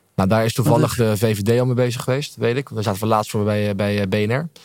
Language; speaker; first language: Dutch; native; Dutch